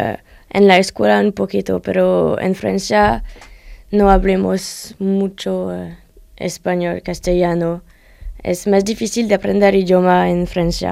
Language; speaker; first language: Spanish; non-native, learner; French